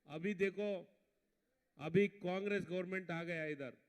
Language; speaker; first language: Hindi; non-native, local second language; Kannada